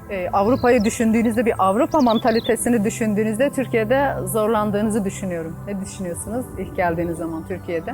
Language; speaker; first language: Turkish; native; Turkish